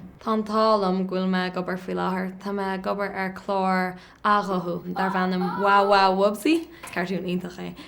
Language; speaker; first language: Irish; native; Irish